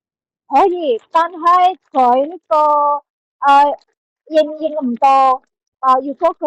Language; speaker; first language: Chinese; non-native, learner; Indonesian